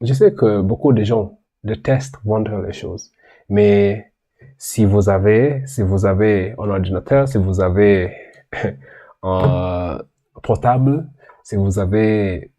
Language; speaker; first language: French; non-native, learner; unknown